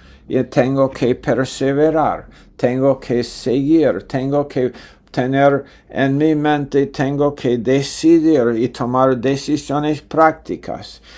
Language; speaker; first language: Spanish; non-native, fluent; English